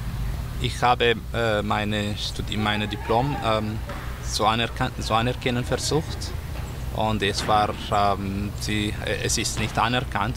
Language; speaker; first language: German; non-native, learner; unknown